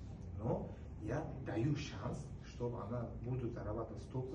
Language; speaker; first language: Russian; non-native, local second language; Uzbek